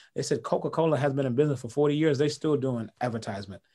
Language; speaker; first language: English; early bilingual, other home language; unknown